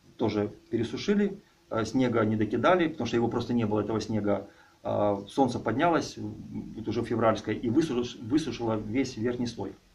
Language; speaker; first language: Russian; native; Russian